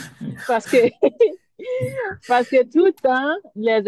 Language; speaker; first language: French; non-native, learner; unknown